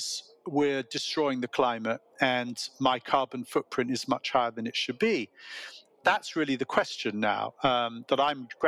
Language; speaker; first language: English; native; English